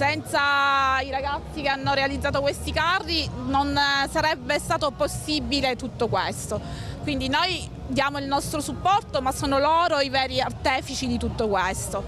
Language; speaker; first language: Italian; native; Italian